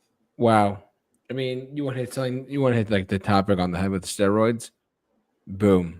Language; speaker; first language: English; native; English